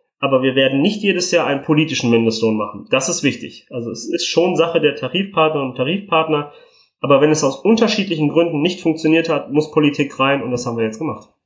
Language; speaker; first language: German; early bilingual, other home language; Italian